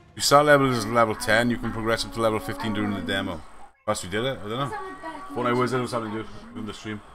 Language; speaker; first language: English; native; English